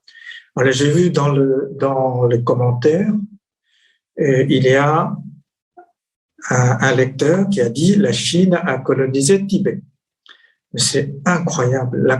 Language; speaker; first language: French; non-native, fluent; Chinese